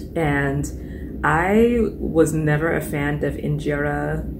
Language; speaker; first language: English; native; English